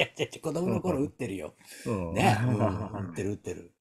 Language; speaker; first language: Japanese; native; Japanese